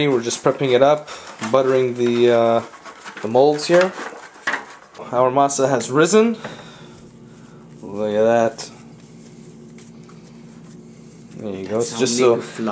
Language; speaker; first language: English; early bilingual, other home language; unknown